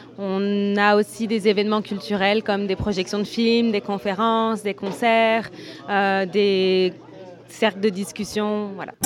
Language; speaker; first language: French; native; French